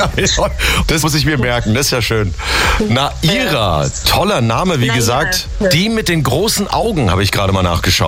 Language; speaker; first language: German; native; German